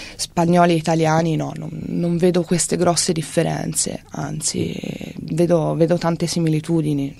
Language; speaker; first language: Italian; native; Italian